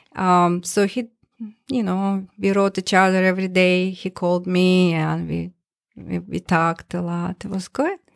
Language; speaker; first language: English; non-native, learner; Russian